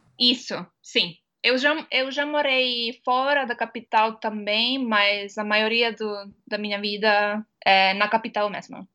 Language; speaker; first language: Portuguese; non-native, fluent; Estonian